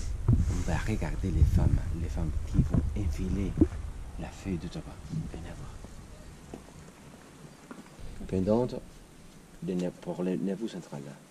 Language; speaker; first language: French; non-native, learner; Spanish